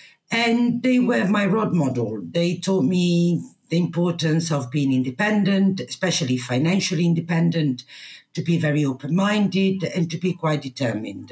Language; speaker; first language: English; non-native, fluent; Italian